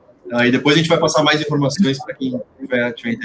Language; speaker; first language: Portuguese; native; Portuguese